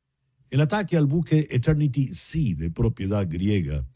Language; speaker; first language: Spanish; native; Spanish